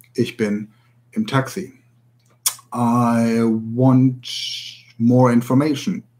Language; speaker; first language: English; non-native, fluent; German